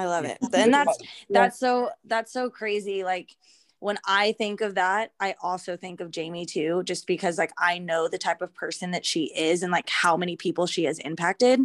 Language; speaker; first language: English; native; English